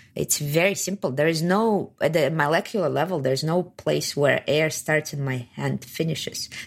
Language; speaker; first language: English; non-native, fluent; Kazakh